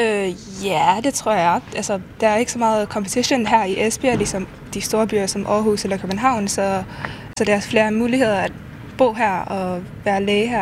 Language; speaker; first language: Danish; non-native, fluent; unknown